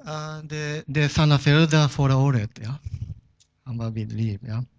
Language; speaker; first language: Swedish; non-native, fluent; Japanese